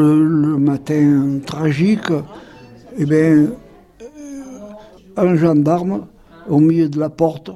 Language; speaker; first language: French; native; French